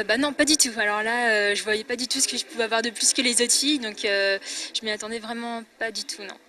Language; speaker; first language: French; native; French